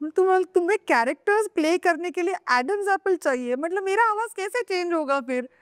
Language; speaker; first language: Hindi; non-native, local second language; Marathi